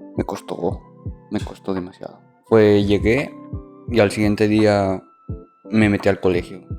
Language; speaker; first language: Spanish; native; Spanish